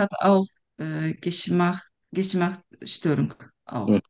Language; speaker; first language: German; non-native, fluent; Turkish